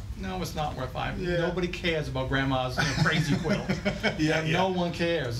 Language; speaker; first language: English; native; English